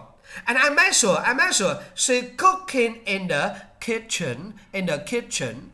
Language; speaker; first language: English; non-native, learner; Vietnamese